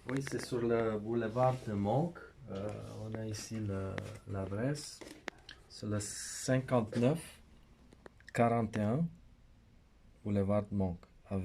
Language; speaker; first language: French; non-native, fluent; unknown